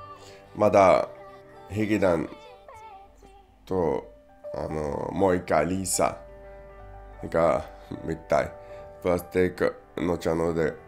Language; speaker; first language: Japanese; non-native, learner; English